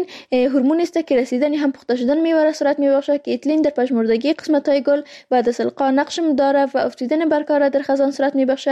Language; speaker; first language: Persian; native; Persian